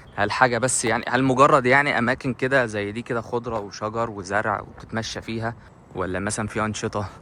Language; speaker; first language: Egyptian Arabic; native; Egyptian Arabic